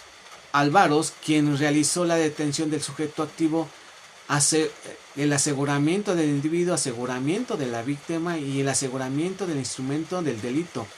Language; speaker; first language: Spanish; native; Spanish